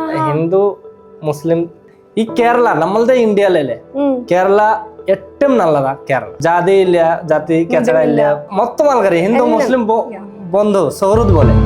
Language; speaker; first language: Malayalam; non-native, local second language; Bangla